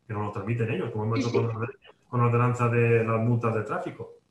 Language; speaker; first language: Spanish; non-native, local second language; Catalan